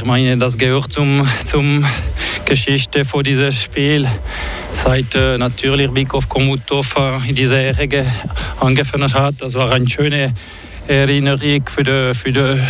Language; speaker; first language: German; non-native, learner; French